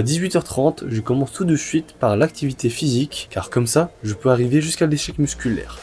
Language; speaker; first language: French; early bilingual, other home language; Chinese